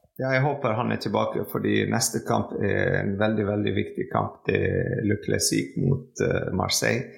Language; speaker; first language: Norwegian; non-native, fluent; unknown